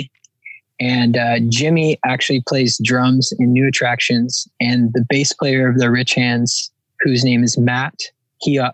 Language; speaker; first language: English; native; English